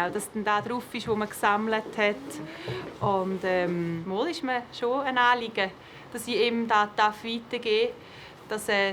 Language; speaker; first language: German; native; German